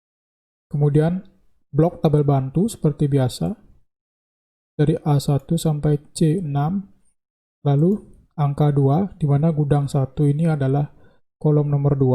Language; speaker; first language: Indonesian; native; Indonesian